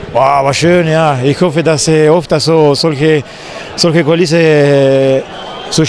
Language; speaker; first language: German; non-native, fluent; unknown